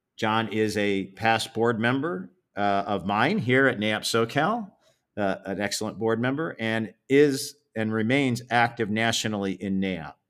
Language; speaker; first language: English; native; English